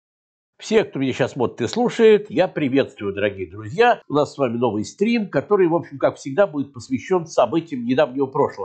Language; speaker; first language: Russian; native; Russian